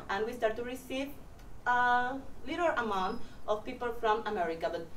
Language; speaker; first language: English; non-native, fluent; Spanish